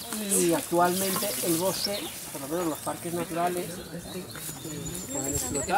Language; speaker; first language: Spanish; native; Spanish